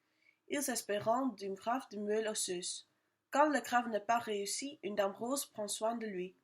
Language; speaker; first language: French; non-native, learner; Dutch